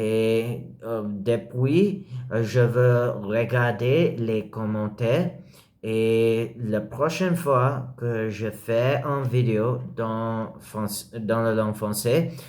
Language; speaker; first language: French; non-native, learner; English